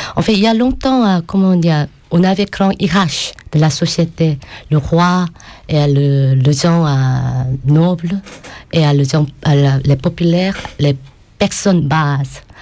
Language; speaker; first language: French; non-native, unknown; Korean